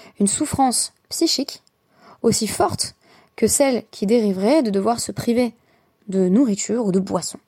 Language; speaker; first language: French; native; French